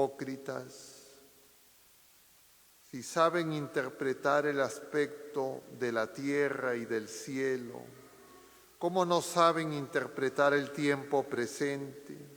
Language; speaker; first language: Spanish; native; Spanish